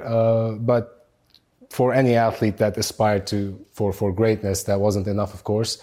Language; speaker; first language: English; non-native, fluent; Arabic